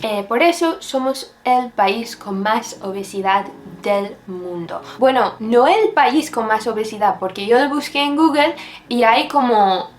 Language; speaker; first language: Spanish; non-native, fluent; English